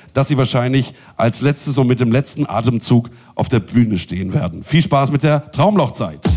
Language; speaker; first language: German; native; German